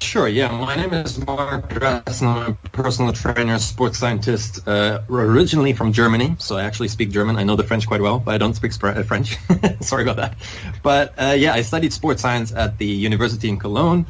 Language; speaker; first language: English; non-native, fluent; German